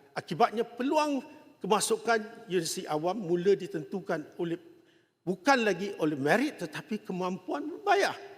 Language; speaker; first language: Malay; non-native, local second language; Chinese